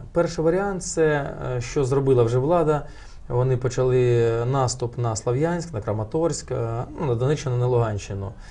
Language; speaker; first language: Ukrainian; non-native, local second language; Russian